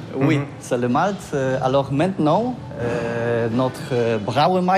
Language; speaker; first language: French; non-native, learner; Polish